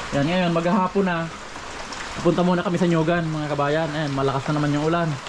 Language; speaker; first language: Filipino; non-native, local second language; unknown